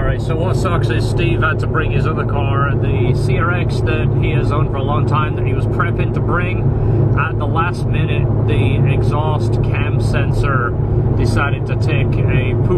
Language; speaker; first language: English; native; English